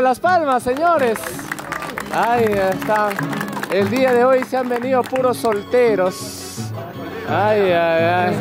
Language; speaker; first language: Spanish; native; Spanish